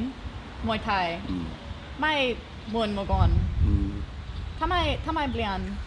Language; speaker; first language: Thai; non-native, learner; English